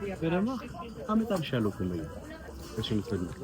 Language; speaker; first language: Dutch; non-native, learner; Amharic